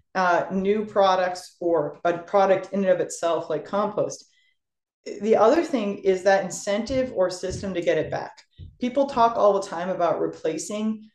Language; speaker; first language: English; native; English